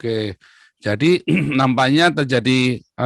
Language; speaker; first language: Indonesian; native; Indonesian